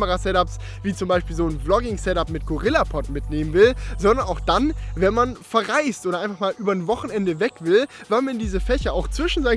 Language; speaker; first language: German; native; German